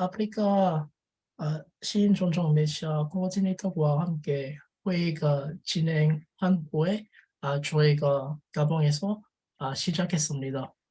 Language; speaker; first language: Korean; non-native, learner; French